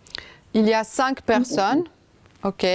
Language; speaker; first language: French; non-native, fluent; Romanian